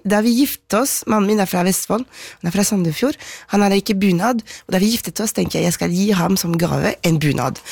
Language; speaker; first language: Norwegian; non-native, fluent; French